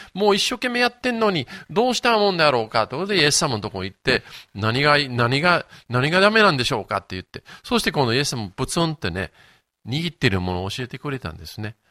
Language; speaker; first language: Japanese; non-native, fluent; English